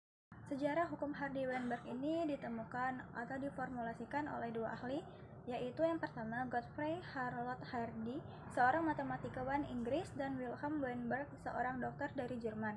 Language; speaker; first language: Indonesian; native; Indonesian